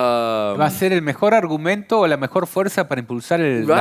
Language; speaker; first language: Spanish; native; Spanish